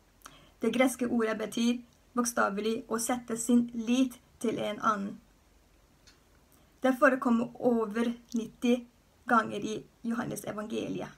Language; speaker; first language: Norwegian; non-native, fluent; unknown